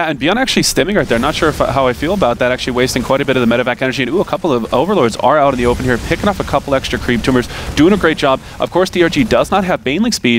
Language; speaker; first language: English; native; English